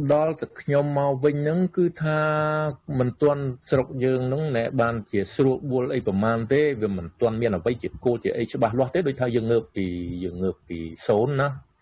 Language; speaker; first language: Khmer; native; Khmer